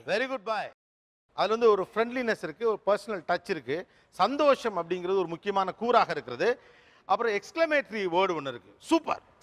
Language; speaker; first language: Tamil; native; Tamil